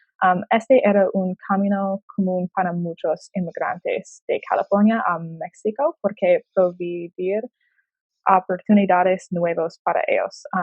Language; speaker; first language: Spanish; non-native, learner; English